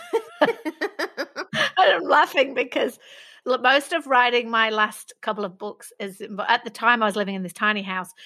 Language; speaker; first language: English; native; English